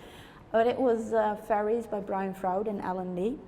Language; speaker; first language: English; non-native, fluent; Dutch